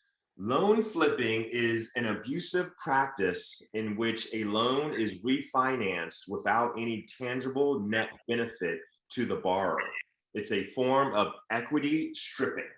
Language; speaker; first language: English; native; English